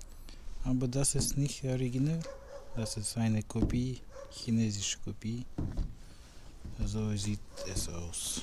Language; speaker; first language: German; non-native, learner; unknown